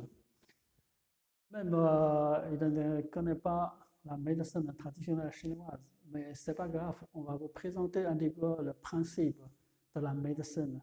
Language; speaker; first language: French; non-native, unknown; Chinese